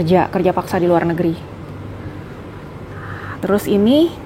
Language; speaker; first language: Indonesian; native; Indonesian